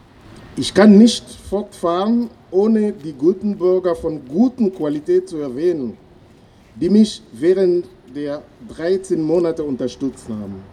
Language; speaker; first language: German; non-native, fluent; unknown